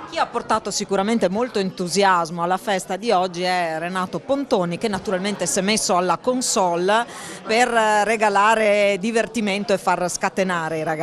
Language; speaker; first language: Italian; native; Italian